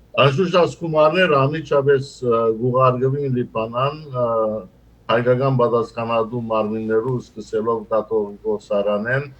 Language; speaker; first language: Armenian; early bilingual, heritage; Armenian